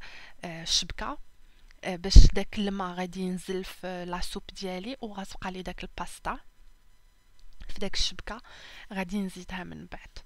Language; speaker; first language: Arabic; native; Arabic